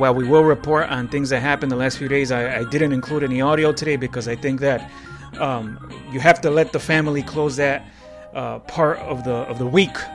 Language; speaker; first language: English; early bilingual, other home language; Spanish